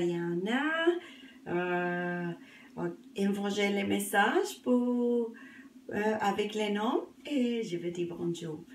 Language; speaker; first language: French; non-native, learner; Spanish